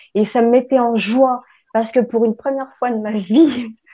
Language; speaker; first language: French; native; French